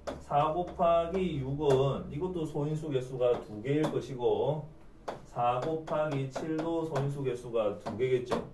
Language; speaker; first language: Korean; native; Korean